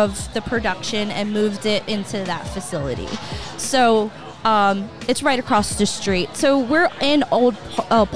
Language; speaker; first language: English; native; English